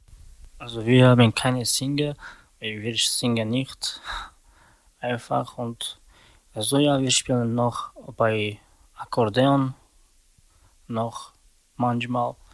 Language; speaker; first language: German; non-native, learner; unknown